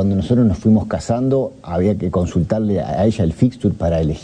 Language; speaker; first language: Spanish; native; Spanish